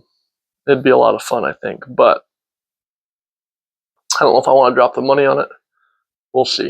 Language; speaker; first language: English; native; English